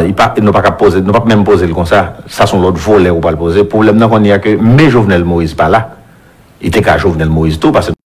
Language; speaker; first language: French; non-native, local second language; Haitian Creole